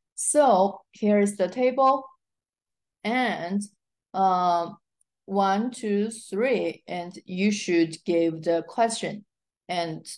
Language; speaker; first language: English; non-native, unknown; Chinese